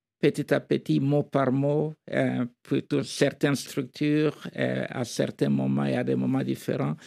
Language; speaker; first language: French; non-native, local second language; Kituba (Democratic Republic of Congo)